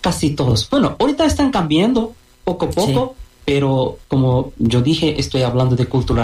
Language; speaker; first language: Spanish; non-native, fluent; Bangla